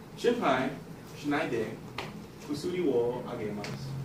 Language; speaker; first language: Japanese; non-native, learner; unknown